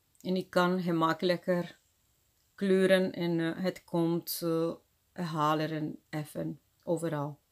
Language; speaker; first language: Dutch; non-native, fluent; Spanish